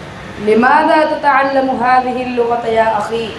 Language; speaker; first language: Arabic; non-native, learner; Urdu